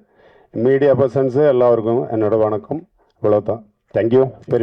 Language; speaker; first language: Tamil; non-native, learner; Malayalam